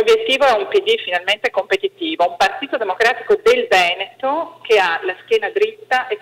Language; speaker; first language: Italian; native; Italian